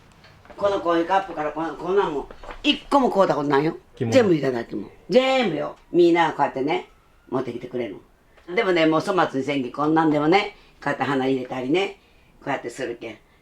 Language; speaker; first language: Japanese; native; Japanese